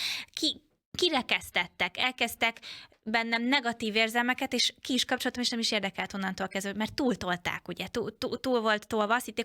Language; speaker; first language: Hungarian; native; Hungarian